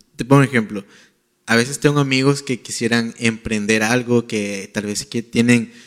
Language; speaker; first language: Spanish; native; Spanish